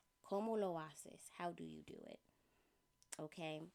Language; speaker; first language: Spanish; non-native, fluent; English